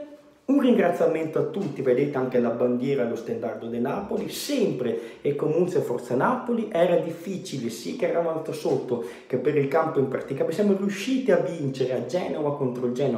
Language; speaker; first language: Italian; native; Italian